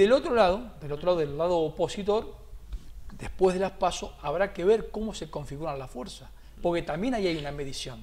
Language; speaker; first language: Spanish; native; Spanish